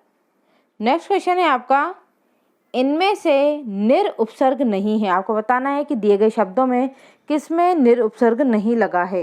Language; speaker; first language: Hindi; native; Hindi